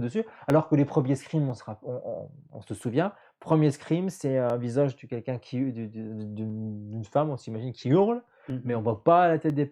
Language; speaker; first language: French; native; French